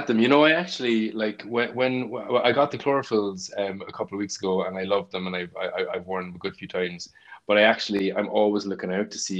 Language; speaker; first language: English; native; English